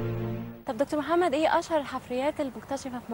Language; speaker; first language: Arabic; native; Arabic